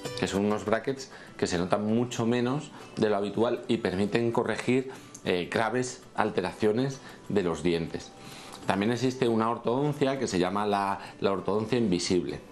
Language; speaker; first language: Spanish; native; Spanish